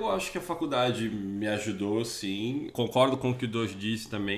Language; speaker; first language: Portuguese; native; Portuguese